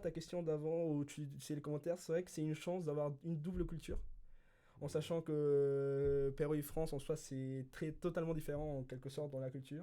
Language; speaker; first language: French; early bilingual, other home language; Spanish